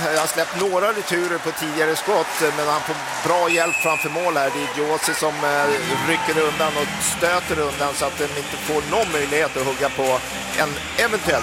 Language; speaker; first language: Swedish; native; Swedish